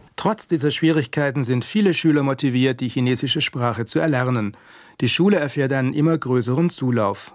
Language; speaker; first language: German; native; German